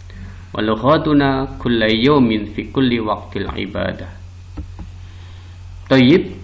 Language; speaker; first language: Arabic; non-native, fluent; Indonesian